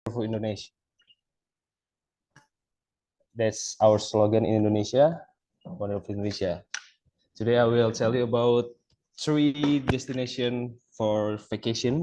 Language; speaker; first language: English; non-native, local second language; Indonesian